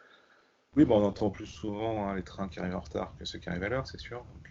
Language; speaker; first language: French; native; French